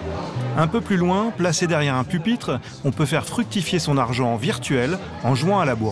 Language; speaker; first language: French; native; French